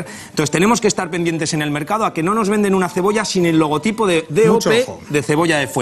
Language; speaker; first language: Spanish; native; Spanish